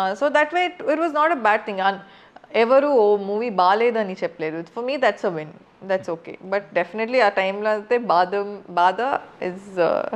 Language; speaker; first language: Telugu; non-native, fluent; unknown